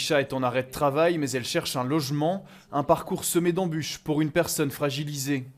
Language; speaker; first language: French; native; French